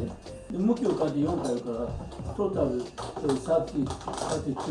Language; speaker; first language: Japanese; native; Japanese